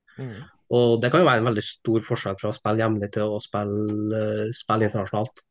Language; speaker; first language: Norwegian; native; Norwegian